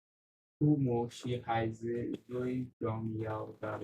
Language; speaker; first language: Chinese; non-native, learner; Bangla